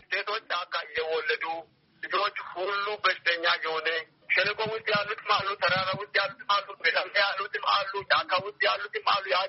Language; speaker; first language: Amharic; non-native, local second language; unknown